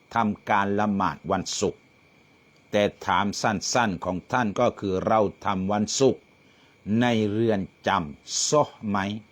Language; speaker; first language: Thai; non-native, local second language; Malay